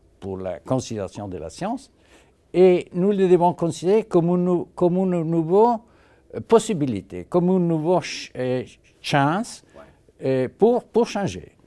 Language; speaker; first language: French; non-native, fluent; Spanish